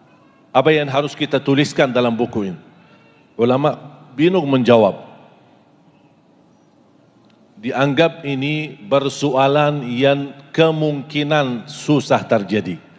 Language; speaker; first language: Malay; non-native, fluent; Arabic